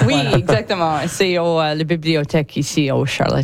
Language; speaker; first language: French; non-native, learner; English